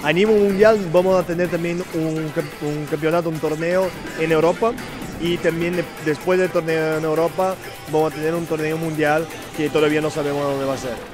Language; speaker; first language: Spanish; non-native, fluent; Portuguese